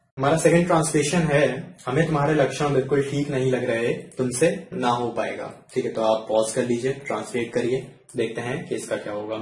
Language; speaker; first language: Hindi; native; Hindi